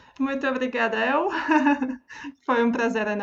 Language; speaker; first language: Portuguese; non-native, fluent; Slovak